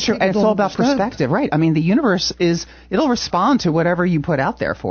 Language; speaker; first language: English; native; English